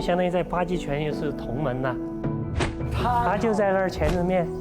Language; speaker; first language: Chinese; native; Chinese